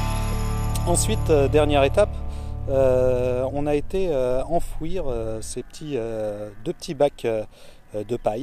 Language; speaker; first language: French; native; French